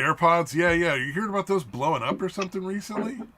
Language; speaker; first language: English; native; English